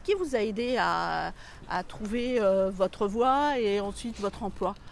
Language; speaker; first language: French; native; French